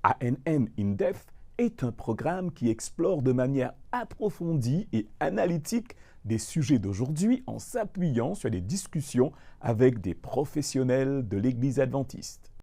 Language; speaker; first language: French; native; French